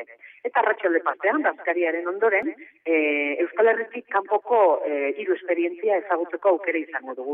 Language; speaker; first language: Basque; native; Basque